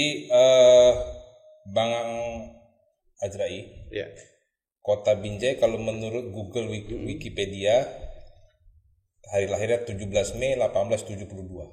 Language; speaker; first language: Indonesian; native; Indonesian